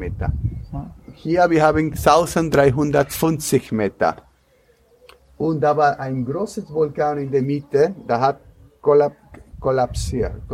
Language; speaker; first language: German; non-native, learner; Spanish